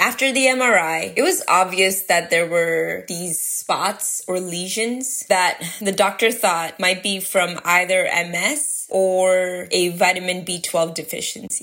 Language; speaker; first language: English; early bilingual, other home language; Gujarati